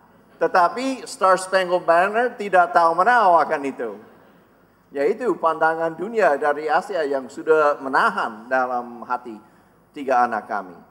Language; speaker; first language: Indonesian; non-native, fluent; English